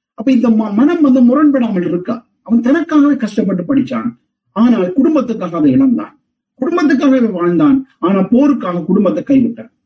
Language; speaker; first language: Tamil; native; Tamil